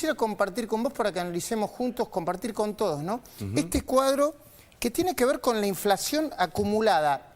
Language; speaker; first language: Spanish; native; Spanish